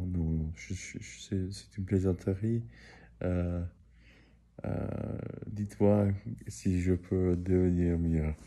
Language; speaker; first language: French; early bilingual, heritage; English